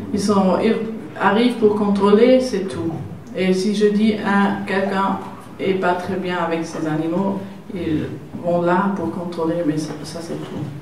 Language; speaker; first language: French; non-native, learner; German